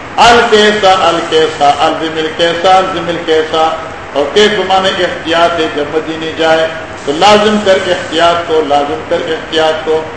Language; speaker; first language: Urdu; non-native, local second language; Pashto